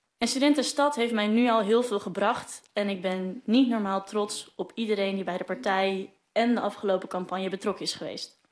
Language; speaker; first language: Dutch; non-native, local second language; Western Frisian